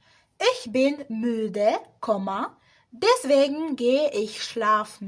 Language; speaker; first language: German; non-native, fluent; Spanish